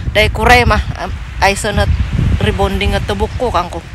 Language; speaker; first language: Malay; non-native, local second language; Central Dusun